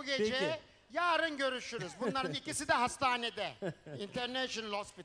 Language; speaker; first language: Turkish; native; Turkish